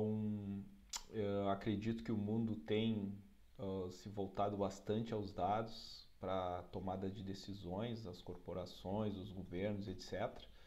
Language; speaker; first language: Portuguese; native; Portuguese